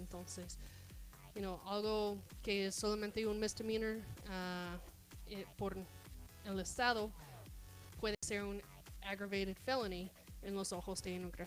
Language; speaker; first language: Spanish; non-native, fluent; English